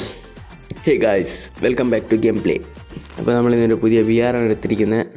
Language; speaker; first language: Malayalam; native; Malayalam